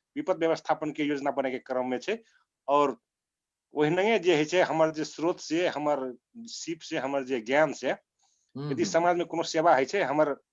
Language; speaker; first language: Maithili; non-native, local second language; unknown